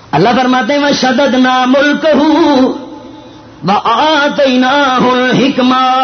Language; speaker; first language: Urdu; non-native, local second language; Northern Hindko